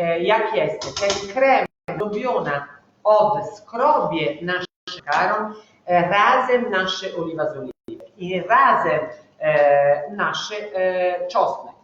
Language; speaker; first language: Polish; non-native, learner; Italian